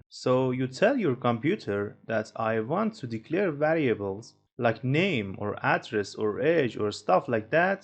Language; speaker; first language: English; non-native, fluent; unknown